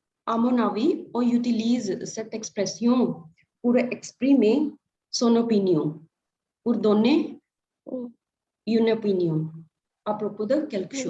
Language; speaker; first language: French; non-native, fluent; Hindi